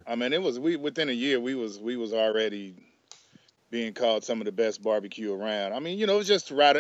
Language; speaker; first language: English; native; English